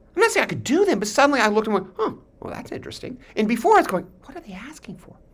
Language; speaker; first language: English; native; English